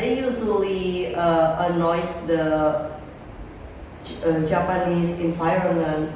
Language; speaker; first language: English; non-native, learner; Indonesian